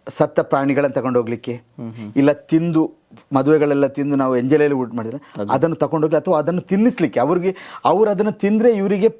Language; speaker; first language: Kannada; non-native, local second language; Tulu